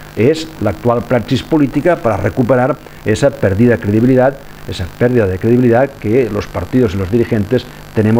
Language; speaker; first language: Spanish; non-native, local second language; Catalan